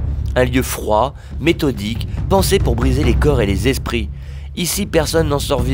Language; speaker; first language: French; native; French